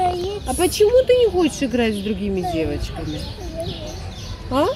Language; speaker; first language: Russian; native; Russian